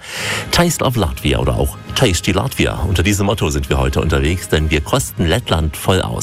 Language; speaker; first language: German; native; German